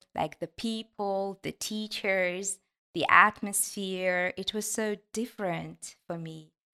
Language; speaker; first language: English; non-native, fluent; Ukrainian